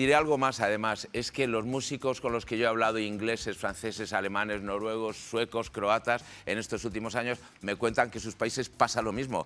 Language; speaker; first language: Spanish; native; Spanish